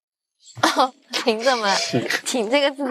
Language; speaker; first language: Chinese; native; Chinese